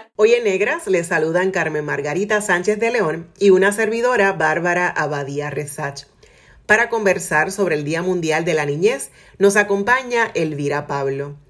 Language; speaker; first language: Spanish; native; Spanish